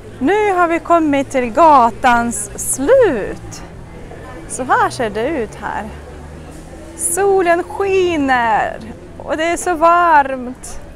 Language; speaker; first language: Swedish; non-native, fluent; Russian